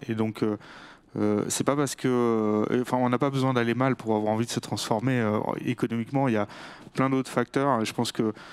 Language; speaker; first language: French; native; French